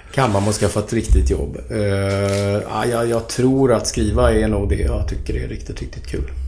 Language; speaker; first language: Swedish; native; Swedish